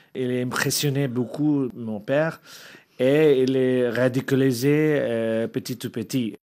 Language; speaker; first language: French; non-native, learner; Arabic